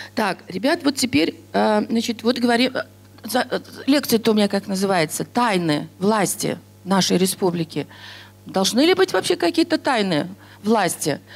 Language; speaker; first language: Russian; non-native, local second language; Tatar